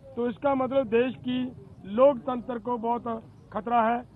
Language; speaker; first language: Hindi; non-native, local second language; Punjabi